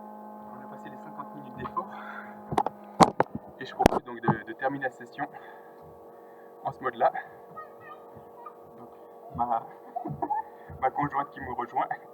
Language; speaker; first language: French; native; French